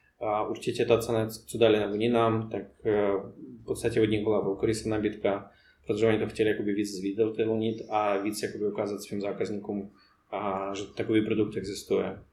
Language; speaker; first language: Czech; non-native, fluent; Russian